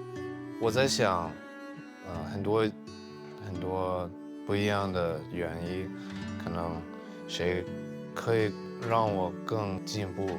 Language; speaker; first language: Chinese; non-native, learner; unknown